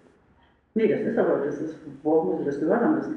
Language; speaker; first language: German; native; German